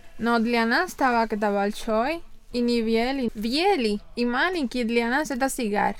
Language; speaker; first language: Russian; non-native, learner; Spanish